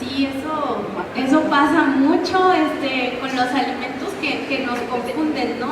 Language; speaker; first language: Spanish; native; Spanish